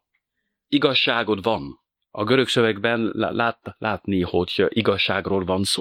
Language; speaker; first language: Hungarian; non-native, fluent; French